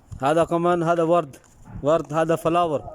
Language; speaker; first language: Arabic; non-native, learner; Punjabi